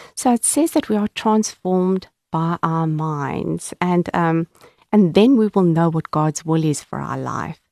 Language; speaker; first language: English; native; English